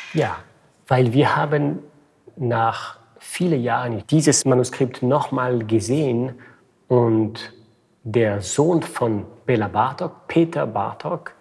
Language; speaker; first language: German; non-native, fluent; French